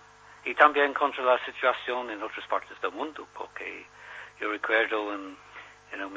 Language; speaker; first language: Spanish; non-native, learner; English